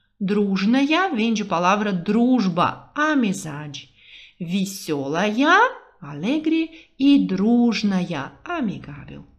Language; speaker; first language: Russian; non-native, fluent; Portuguese